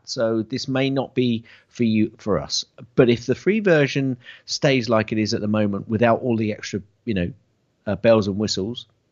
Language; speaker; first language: English; native; English